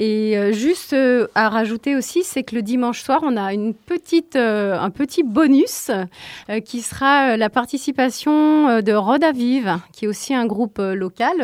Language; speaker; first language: French; native; French